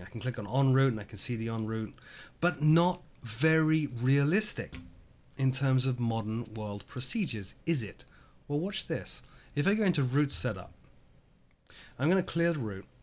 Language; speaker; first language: English; native; English